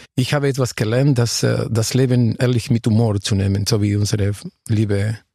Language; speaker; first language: German; non-native, learner; Spanish